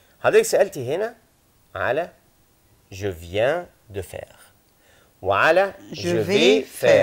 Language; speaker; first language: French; non-native, fluent; Arabic